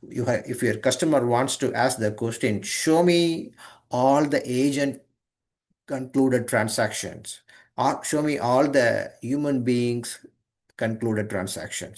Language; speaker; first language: English; non-native, local second language; Tamil